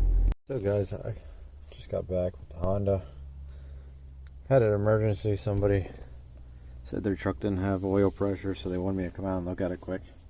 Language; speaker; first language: English; native; English